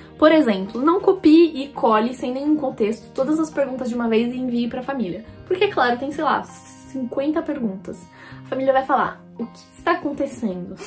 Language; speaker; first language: Portuguese; native; Portuguese